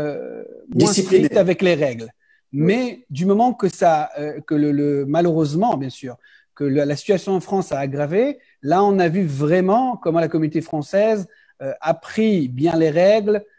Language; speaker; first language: French; early bilingual, heritage; French